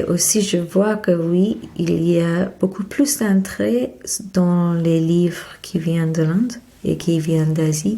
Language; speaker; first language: French; non-native, fluent; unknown